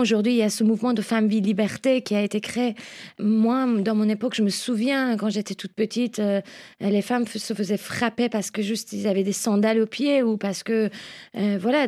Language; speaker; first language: French; non-native, fluent; Persian